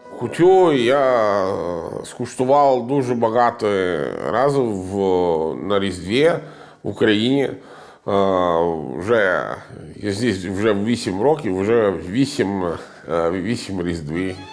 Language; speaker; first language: Ukrainian; non-native, learner; Italian